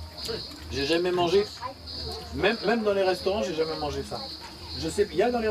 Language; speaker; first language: French; native; French